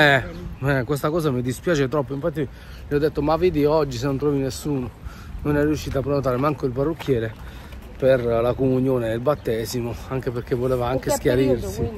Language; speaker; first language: Italian; native; Italian